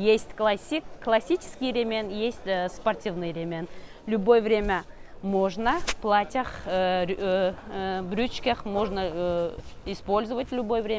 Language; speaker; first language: Russian; non-native, learner; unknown